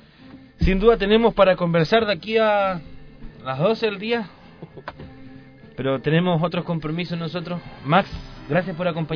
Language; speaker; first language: Spanish; native; Spanish